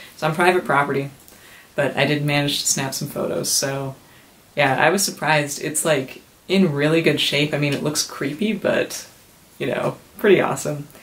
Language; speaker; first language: English; native; English